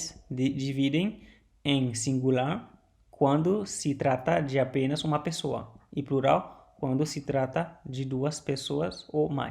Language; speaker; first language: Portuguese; non-native, learner; Haitian Creole